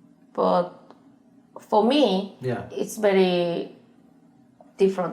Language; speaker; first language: English; non-native, learner; Korean